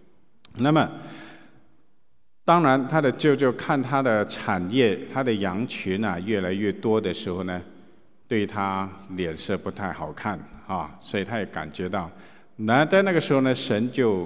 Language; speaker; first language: Chinese; native; Chinese